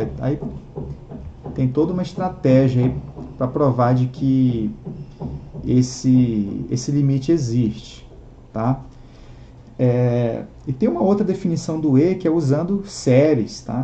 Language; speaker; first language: Portuguese; native; Portuguese